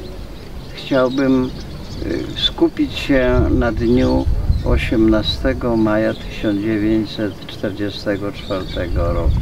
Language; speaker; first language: Polish; native; Polish